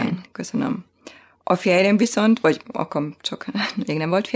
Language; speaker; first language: Hungarian; non-native, fluent; German